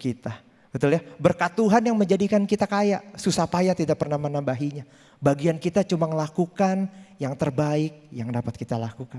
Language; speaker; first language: Indonesian; native; Indonesian